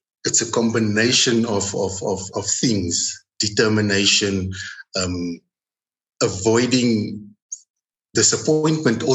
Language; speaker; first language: English; non-native, local second language; Afrikaans